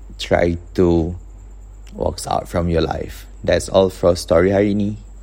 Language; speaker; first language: English; non-native, local second language; Malay